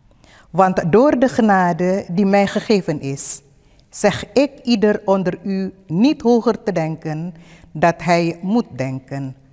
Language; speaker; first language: Dutch; non-native, fluent; Indonesian